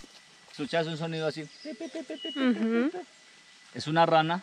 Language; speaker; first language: Spanish; native; Spanish